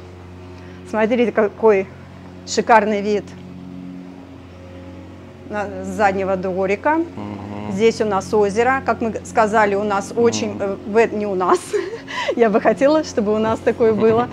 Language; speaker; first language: Russian; native; Russian